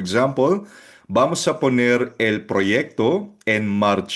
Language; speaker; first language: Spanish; non-native, fluent; Filipino